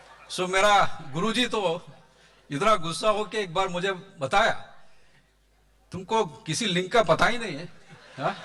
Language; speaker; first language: Hindi; non-native, local second language; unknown